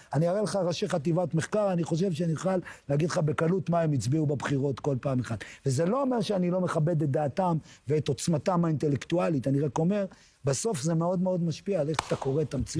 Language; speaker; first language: Hebrew; native; Hebrew